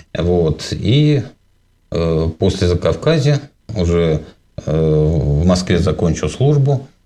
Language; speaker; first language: Russian; native; Russian